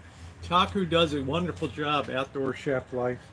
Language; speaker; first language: English; native; English